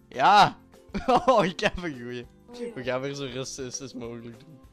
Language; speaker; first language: Dutch; native; Dutch